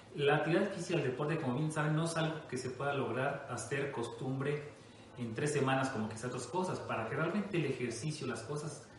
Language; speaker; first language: Spanish; native; Spanish